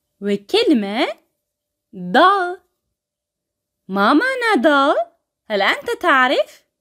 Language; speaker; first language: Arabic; non-native, fluent; Turkish